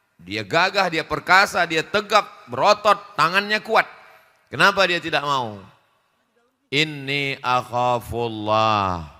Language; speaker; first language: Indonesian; native; Indonesian